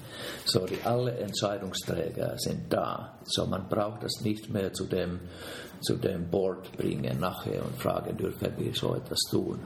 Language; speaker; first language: German; non-native, fluent; Finnish